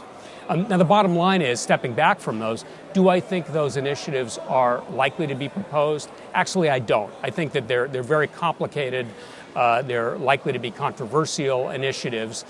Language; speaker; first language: English; native; English